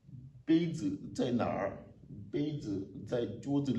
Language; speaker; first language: Chinese; non-native, learner; French